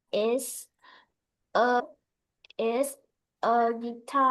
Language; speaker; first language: English; non-native, learner; Vietnamese